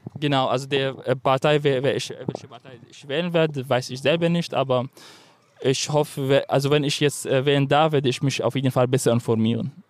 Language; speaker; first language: German; non-native, fluent; Arabic